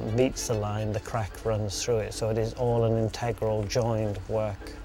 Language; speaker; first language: English; native; English